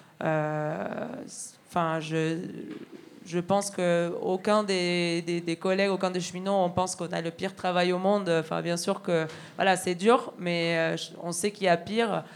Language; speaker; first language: French; non-native, fluent; Spanish